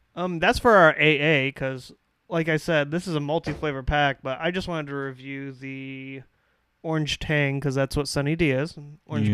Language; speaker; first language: English; native; English